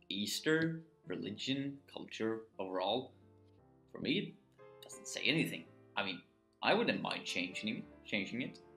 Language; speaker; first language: English; non-native, fluent; Swedish